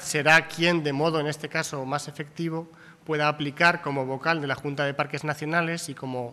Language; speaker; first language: Spanish; native; Spanish